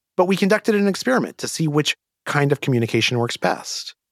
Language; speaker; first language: English; native; English